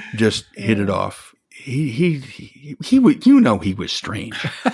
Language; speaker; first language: English; native; English